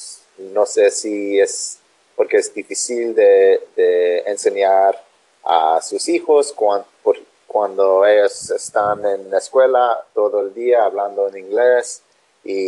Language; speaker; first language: Spanish; non-native, learner; English